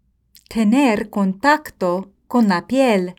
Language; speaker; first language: Spanish; non-native, fluent; English